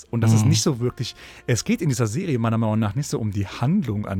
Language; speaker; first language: German; native; German